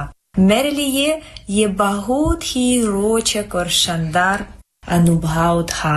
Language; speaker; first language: Hindi; non-native, learner; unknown